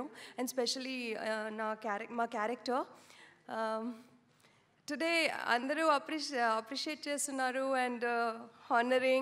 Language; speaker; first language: Telugu; non-native, learner; Kannada